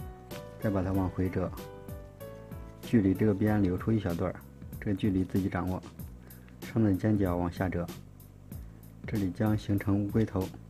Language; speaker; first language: Chinese; native; Chinese